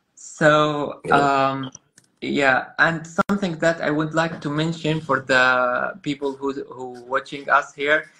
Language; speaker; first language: English; non-native, learner; Arabic